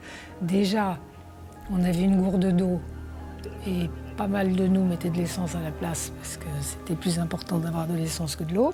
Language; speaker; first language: French; native; French